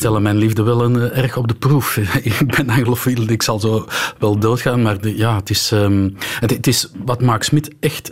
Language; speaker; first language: Dutch; native; Dutch